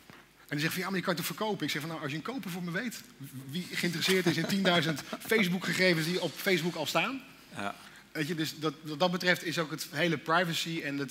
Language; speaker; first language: Dutch; native; Dutch